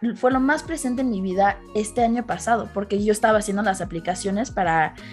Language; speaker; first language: Spanish; early bilingual, heritage; Spanish